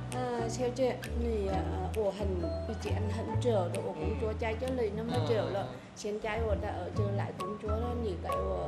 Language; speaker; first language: Chinese; non-native, learner; Vietnamese